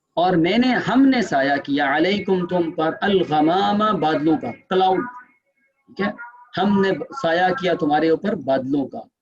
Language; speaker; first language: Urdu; native; Urdu